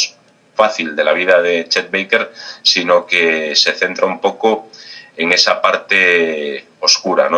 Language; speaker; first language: Spanish; native; Spanish